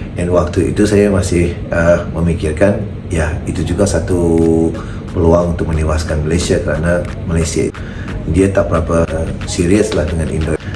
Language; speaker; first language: Malay; non-native, local second language; Tamil